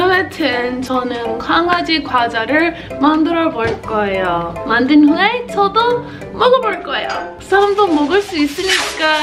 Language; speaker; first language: Korean; non-native, fluent; English